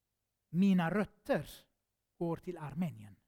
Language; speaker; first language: Swedish; non-native, fluent; Armenian